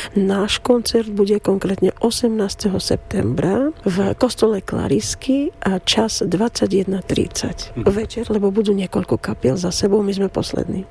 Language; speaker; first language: Slovak; non-native, fluent; Armenian